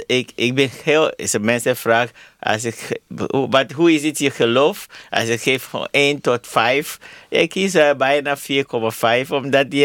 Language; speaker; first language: Dutch; non-native, learner; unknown